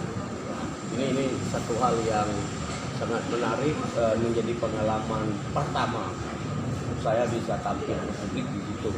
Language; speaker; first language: Indonesian; native; Indonesian